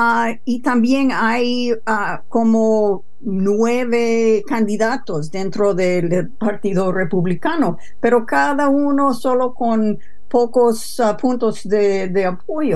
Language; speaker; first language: Spanish; non-native, fluent; English